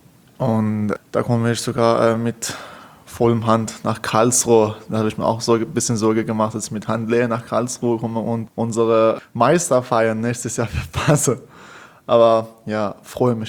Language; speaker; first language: German; non-native, learner; Persian